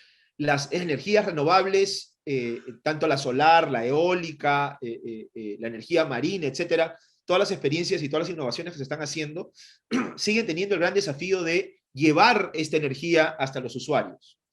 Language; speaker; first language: Spanish; native; Spanish